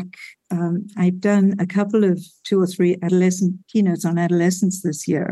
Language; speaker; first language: English; native; English